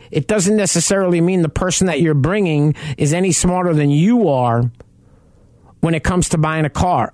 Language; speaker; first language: English; native; English